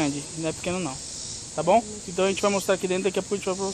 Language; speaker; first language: Portuguese; native; Portuguese